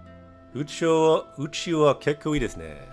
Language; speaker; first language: Japanese; non-native, fluent; English